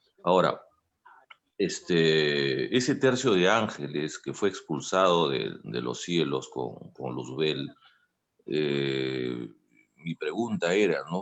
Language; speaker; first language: Spanish; native; Spanish